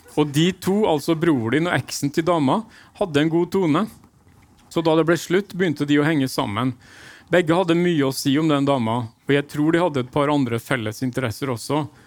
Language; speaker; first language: Norwegian; native; Norwegian